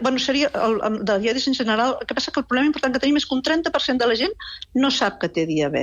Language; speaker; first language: Catalan; native; Catalan